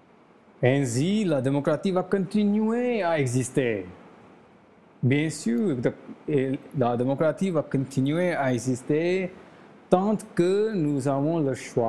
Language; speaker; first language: French; non-native, learner; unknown